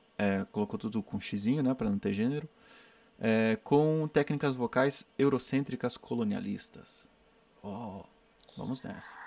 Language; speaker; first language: Portuguese; native; Portuguese